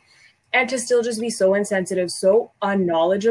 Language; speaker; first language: English; early bilingual, other home language; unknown